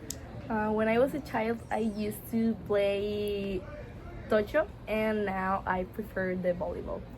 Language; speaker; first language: English; non-native, learner; Spanish